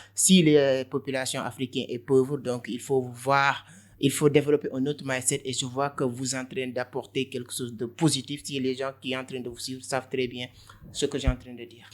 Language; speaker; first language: French; non-native, local second language; Wolof